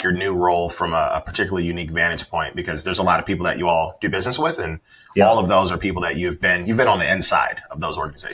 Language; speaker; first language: English; native; English